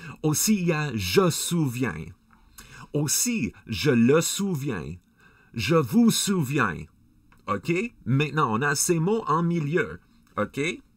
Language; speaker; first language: French; non-native, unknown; English